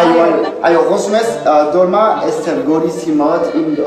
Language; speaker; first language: Armenian; non-native, learner; French